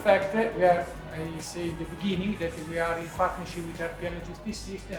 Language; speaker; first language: English; non-native, learner; Italian